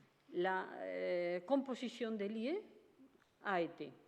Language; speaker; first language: French; non-native, fluent; Spanish